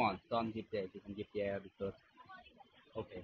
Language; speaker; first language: English; non-native, learner; Vietnamese